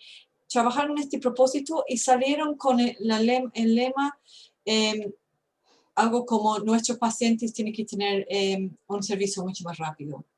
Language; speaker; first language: Spanish; non-native, fluent; English